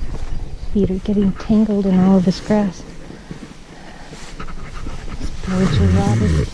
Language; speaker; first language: English; native; English